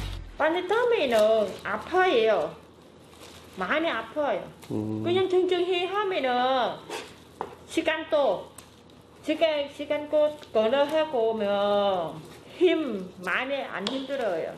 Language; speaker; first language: Korean; non-native, learner; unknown